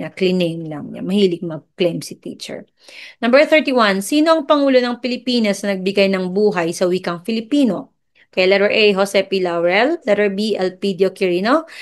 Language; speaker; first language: Filipino; non-native, local second language; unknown